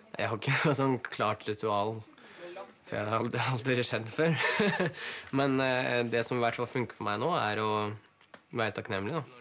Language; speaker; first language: Norwegian; early bilingual, other home language; Russian